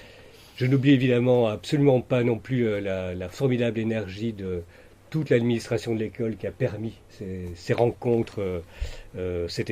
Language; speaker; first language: French; native; French